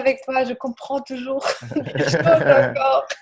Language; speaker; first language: French; non-native, learner; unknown